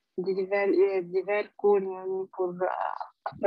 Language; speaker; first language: French; non-native, learner; Arabic